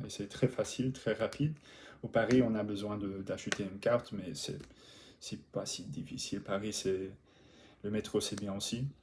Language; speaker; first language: French; non-native, learner; English